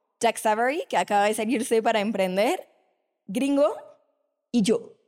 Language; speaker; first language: Spanish; non-native, fluent; French